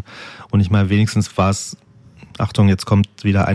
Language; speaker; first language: German; native; German